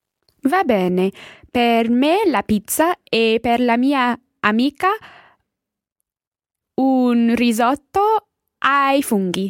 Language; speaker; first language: Italian; non-native, learner; English